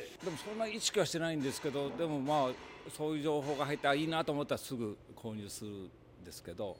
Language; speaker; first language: Japanese; native; Japanese